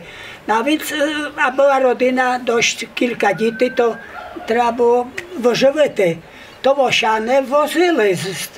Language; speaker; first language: Polish; non-native, local second language; Rusyn